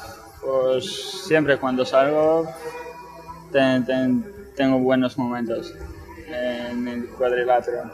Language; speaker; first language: Spanish; non-native, fluent; Ukrainian